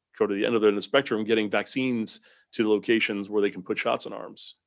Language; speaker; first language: English; native; English